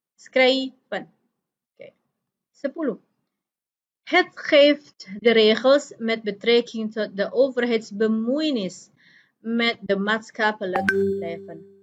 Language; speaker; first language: Dutch; non-native, fluent; Indonesian